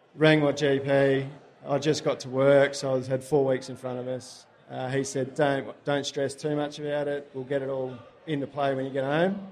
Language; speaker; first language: English; native; English